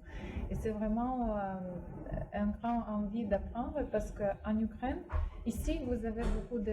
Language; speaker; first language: French; non-native, fluent; Russian